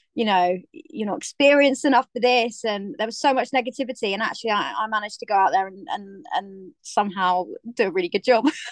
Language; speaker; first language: English; native; English